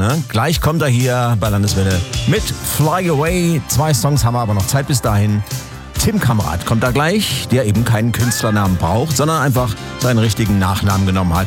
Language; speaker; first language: German; native; German